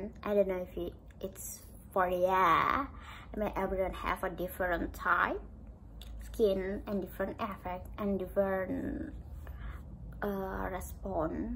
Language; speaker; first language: English; non-native, learner; Indonesian